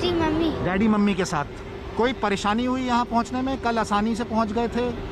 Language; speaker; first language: Hindi; native; Hindi